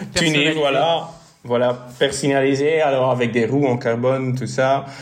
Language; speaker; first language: French; non-native, fluent; Dutch